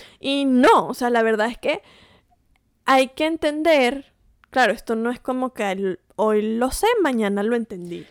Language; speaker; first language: Spanish; native; Spanish